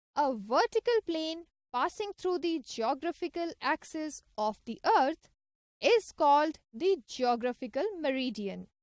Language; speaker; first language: English; non-native, local second language; Punjabi